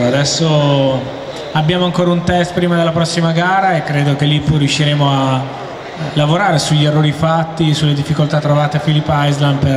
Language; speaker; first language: Italian; native; Italian